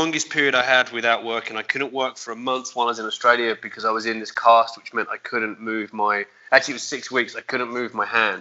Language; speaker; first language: English; native; English